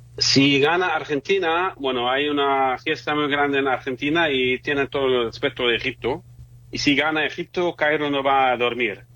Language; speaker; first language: Spanish; non-native, fluent; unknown